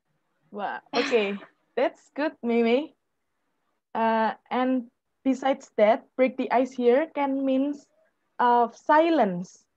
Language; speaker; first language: English; non-native, fluent; Indonesian